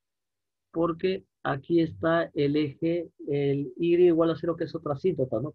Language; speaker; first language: Spanish; native; Spanish